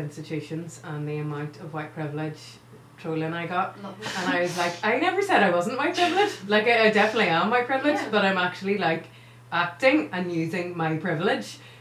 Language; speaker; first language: English; native; English